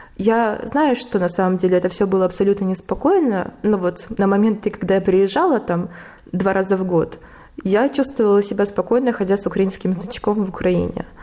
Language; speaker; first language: Russian; native; Russian